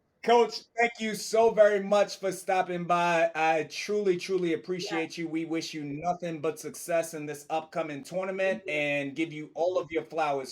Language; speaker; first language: English; native; English